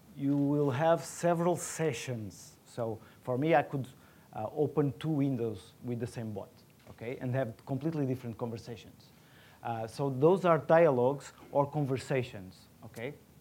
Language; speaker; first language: English; non-native, fluent; Portuguese